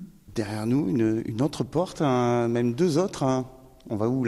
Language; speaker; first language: French; native; French